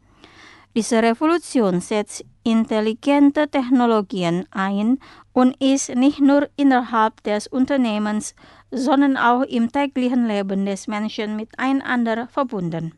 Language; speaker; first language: German; non-native, fluent; Indonesian